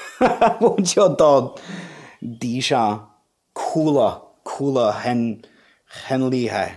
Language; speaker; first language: Chinese; non-native, fluent; English